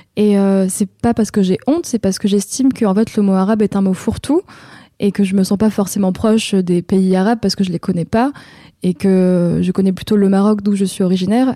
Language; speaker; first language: French; native; French